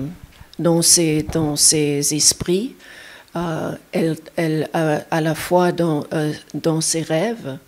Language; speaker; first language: French; non-native, fluent; German